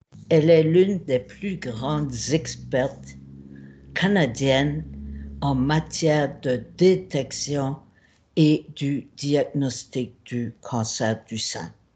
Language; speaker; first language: French; native; French